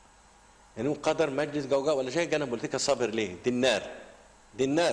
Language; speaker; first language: Turkish; non-native, learner; Arabic